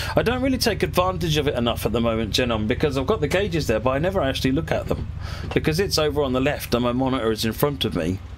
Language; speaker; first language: English; native; English